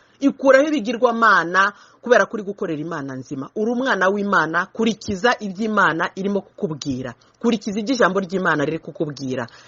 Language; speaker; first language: Kinyarwanda; early bilingual, heritage; Kinyarwanda